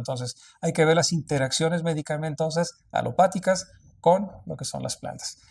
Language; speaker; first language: Spanish; native; Spanish